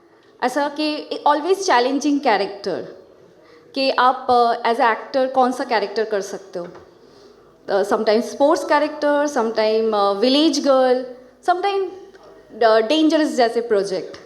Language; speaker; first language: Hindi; non-native, local second language; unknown